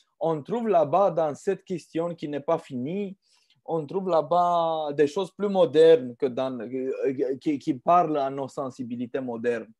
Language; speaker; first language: French; non-native, fluent; Romanian